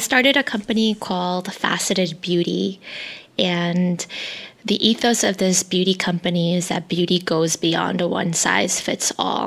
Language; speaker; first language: English; early bilingual, other home language; Hmong